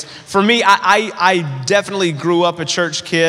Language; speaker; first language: English; native; English